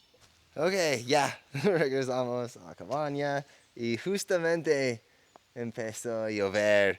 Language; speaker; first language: Spanish; non-native, fluent; English